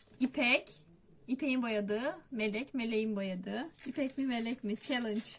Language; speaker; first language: Turkish; native; Turkish